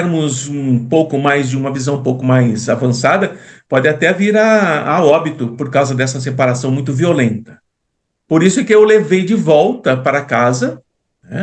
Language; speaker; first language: Portuguese; native; Portuguese